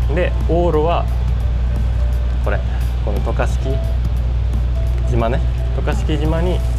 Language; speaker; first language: Japanese; native; Japanese